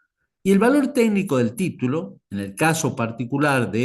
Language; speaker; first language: Spanish; native; Spanish